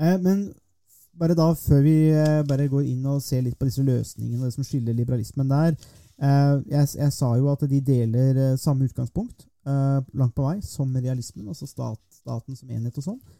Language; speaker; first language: Norwegian; native; Norwegian